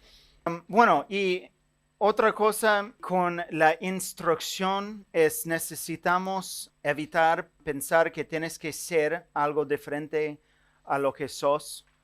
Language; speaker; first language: Spanish; non-native, fluent; English